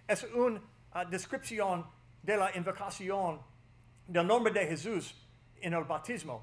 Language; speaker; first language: Spanish; non-native, fluent; English